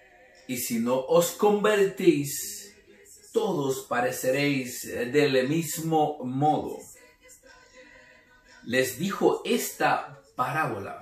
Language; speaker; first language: Spanish; native; Spanish